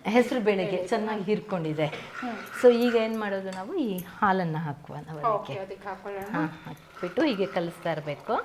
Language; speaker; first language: Kannada; native; Kannada